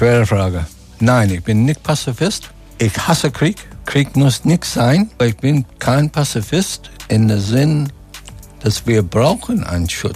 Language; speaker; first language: German; non-native, fluent; English